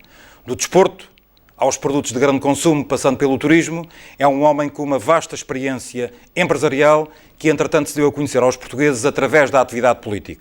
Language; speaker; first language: Portuguese; native; Portuguese